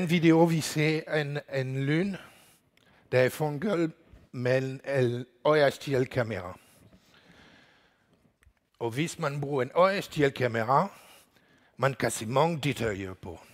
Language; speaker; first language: Danish; non-native, learner; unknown